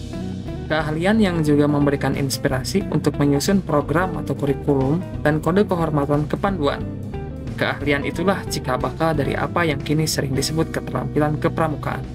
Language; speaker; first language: Indonesian; native; Indonesian